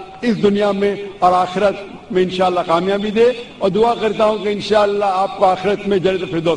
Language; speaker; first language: Hindi; non-native, local second language; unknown